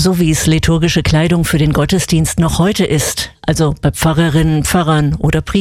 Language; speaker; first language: German; native; German